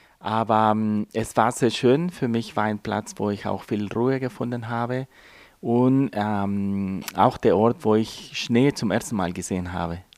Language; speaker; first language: German; non-native, fluent; Spanish